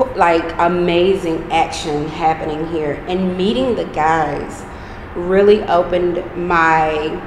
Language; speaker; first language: English; native; English